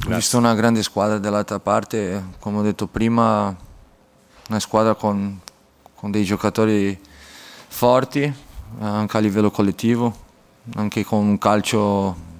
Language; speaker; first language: Italian; non-native, fluent; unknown